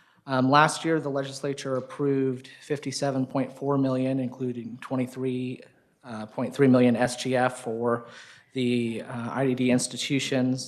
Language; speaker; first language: English; native; English